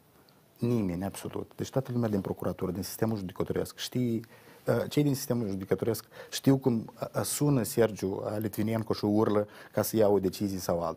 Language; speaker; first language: Romanian; native; Romanian